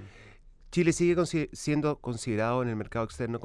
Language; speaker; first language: Spanish; native; Spanish